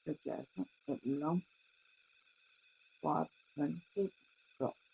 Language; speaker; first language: French; non-native, learner; Japanese